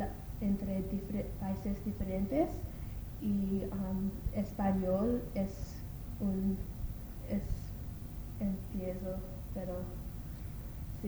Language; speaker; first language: Spanish; non-native, learner; English